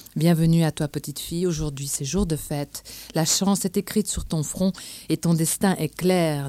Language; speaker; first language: French; native; French